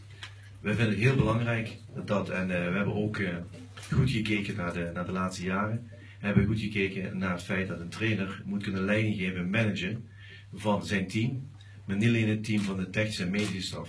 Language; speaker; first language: Dutch; native; Dutch